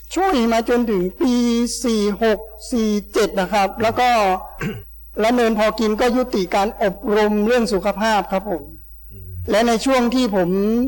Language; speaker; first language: Thai; native; Thai